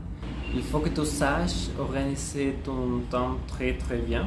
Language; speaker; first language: French; non-native, fluent; Spanish